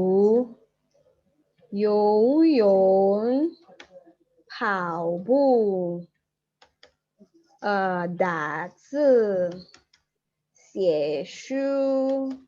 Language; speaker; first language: Chinese; non-native, fluent; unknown